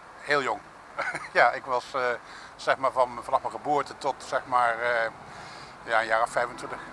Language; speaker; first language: Dutch; native; Dutch